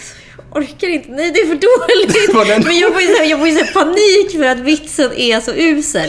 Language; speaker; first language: Swedish; native; Swedish